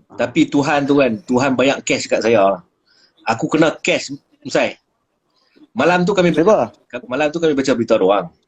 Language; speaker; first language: Malay; native; Malay